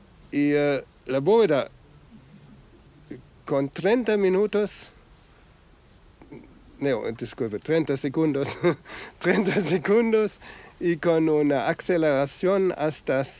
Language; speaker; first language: Spanish; non-native, fluent; German